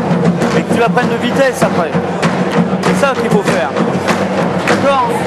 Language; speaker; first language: French; native; French